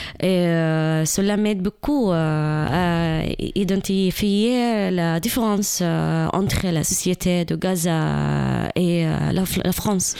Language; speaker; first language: French; non-native, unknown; Arabic